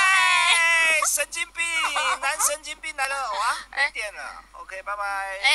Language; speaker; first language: Chinese; native; Chinese